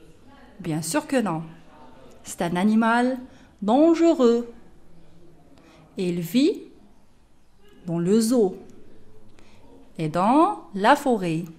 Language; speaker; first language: French; non-native, local second language; Arabic